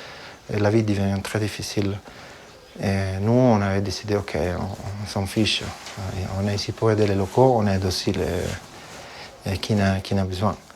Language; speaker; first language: French; non-native, fluent; Italian